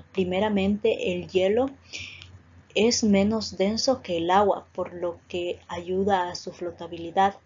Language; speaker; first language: Spanish; native; Spanish